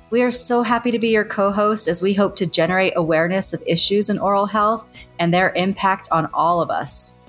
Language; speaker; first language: English; native; English